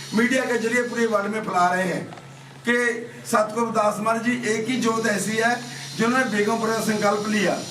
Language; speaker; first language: Hindi; non-native, local second language; Punjabi